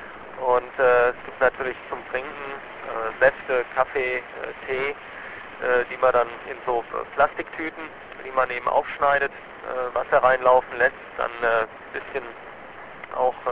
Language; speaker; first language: German; native; German